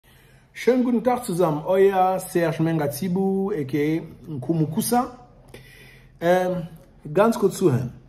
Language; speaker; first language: German; early bilingual, other home language; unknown